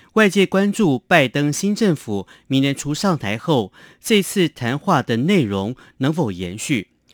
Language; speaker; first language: Chinese; non-native, local second language; Hakka Chinese